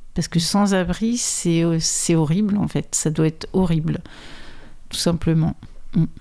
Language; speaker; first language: French; native; French